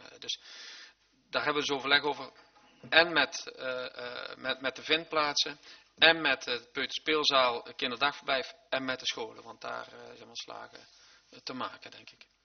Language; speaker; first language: Dutch; native; Dutch